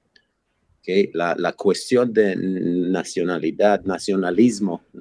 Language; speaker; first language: Spanish; non-native, fluent; Hebrew